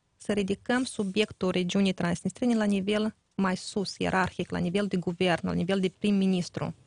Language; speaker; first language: Romanian; native; Romanian